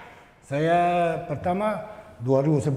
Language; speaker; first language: Indonesian; non-native, learner; Spanish